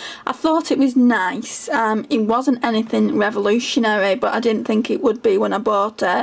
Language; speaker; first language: English; native; English